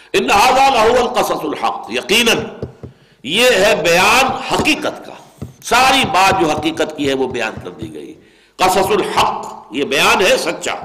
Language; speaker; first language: Urdu; native; Urdu